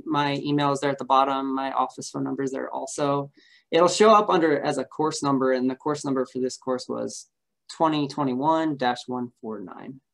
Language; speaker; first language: English; native; English